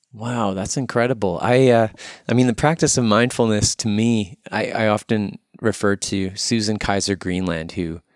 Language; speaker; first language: English; native; English